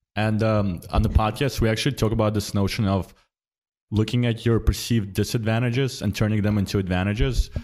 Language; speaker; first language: English; early bilingual, other home language; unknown